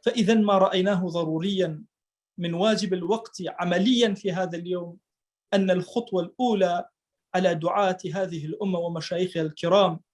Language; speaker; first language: Arabic; non-native, local second language; Kurdish